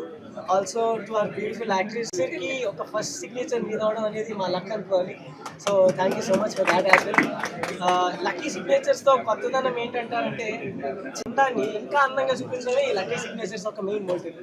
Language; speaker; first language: Telugu; native; Telugu